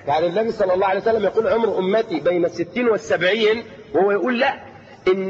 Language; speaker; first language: Arabic; native; Arabic